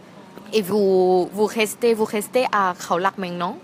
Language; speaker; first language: French; non-native, learner; Thai